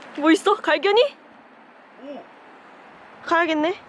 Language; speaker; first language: Korean; native; Korean